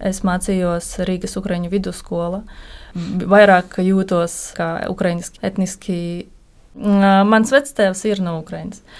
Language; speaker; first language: Latvian; non-native, local second language; Russian